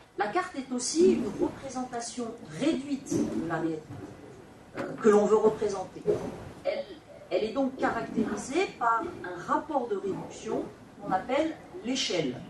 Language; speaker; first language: French; native; French